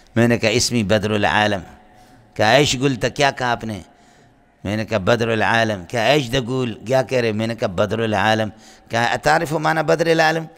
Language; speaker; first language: Urdu; non-native, local second language; Brahui